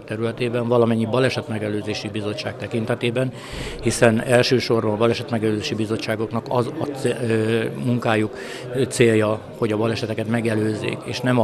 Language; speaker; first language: Hungarian; native; Hungarian